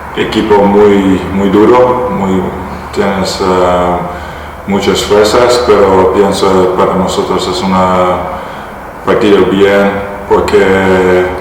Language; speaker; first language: Spanish; non-native, learner; Dutch